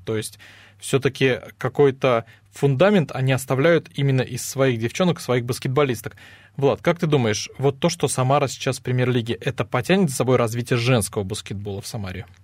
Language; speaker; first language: Russian; native; Russian